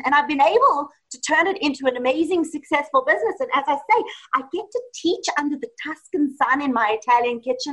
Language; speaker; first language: English; native; English